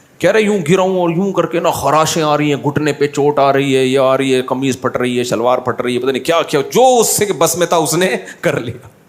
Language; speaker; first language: Urdu; native; Urdu